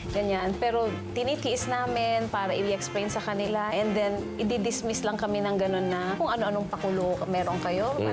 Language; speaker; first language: Filipino; non-native, local second language; Iloko